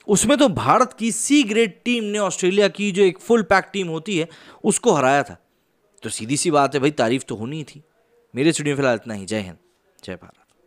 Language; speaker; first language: Hindi; native; Hindi